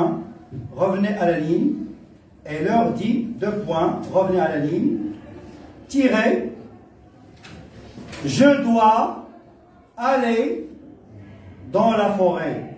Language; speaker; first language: French; non-native, local second language; Arabic